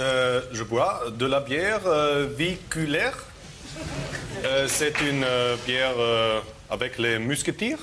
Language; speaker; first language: French; non-native, learner; German